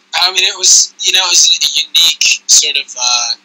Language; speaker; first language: English; native; English